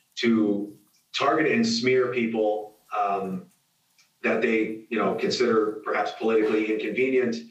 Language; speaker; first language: English; native; English